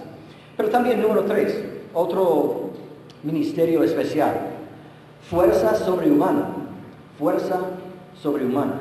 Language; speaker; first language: Spanish; non-native, fluent; English